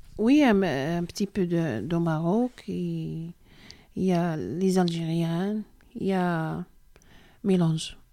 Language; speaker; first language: French; non-native, learner; Arabic